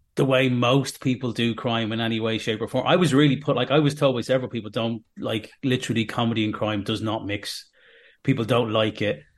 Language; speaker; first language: English; native; English